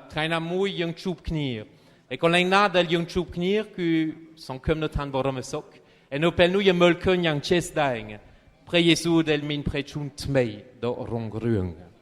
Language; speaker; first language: Khmer; non-native, fluent; French